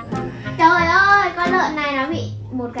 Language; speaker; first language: Vietnamese; native; Vietnamese